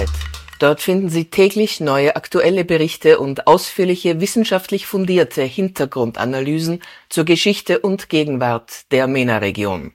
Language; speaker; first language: German; native; German